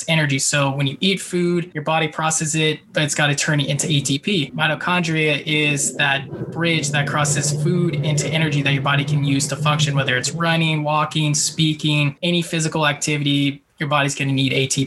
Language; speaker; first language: English; native; English